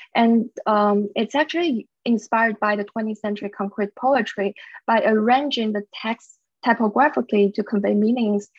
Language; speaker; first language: English; non-native, fluent; Chinese